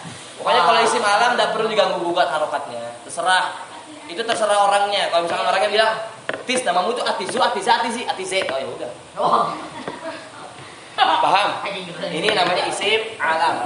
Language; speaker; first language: Indonesian; native; Indonesian